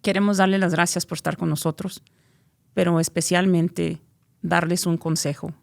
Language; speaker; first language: Spanish; early bilingual, other home language; English